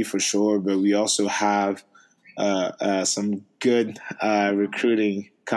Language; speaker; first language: English; non-native, fluent; French